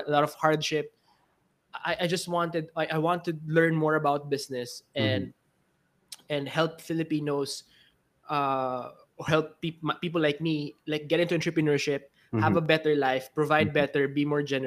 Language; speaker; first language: English; non-native, local second language; Filipino